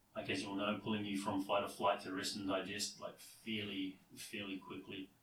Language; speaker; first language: English; native; English